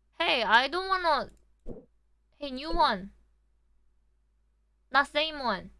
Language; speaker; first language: English; non-native, learner; Korean